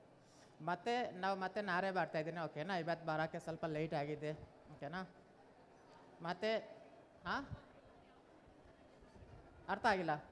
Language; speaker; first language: Kannada; non-native, learner; Bangla